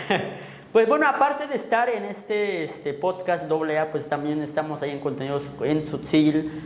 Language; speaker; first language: Spanish; native; Spanish